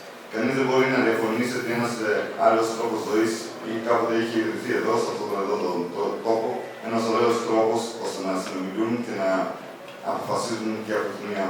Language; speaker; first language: Greek; native; Greek